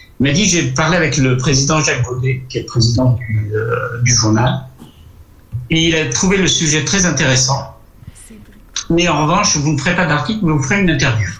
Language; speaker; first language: French; non-native, local second language; Arabic